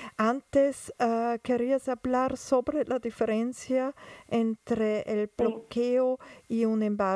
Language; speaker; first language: Spanish; non-native, fluent; German